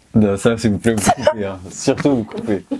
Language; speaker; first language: French; native; French